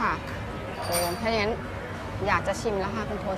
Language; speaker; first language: Thai; native; Thai